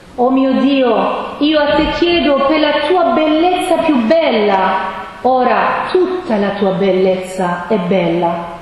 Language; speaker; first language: Italian; non-native, fluent; Persian